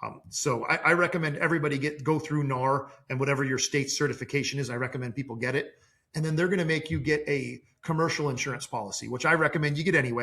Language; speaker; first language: English; native; English